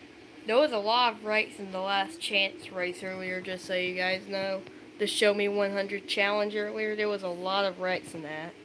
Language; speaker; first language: English; native; English